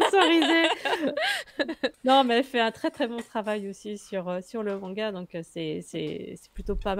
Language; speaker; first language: French; native; French